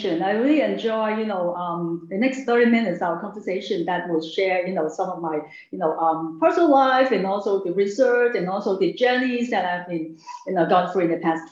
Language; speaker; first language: English; non-native, local second language; Cantonese